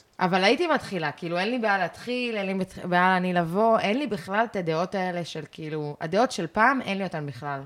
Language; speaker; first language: Hebrew; early bilingual, other home language; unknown